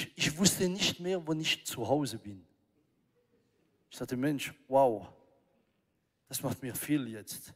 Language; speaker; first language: German; non-native, fluent; French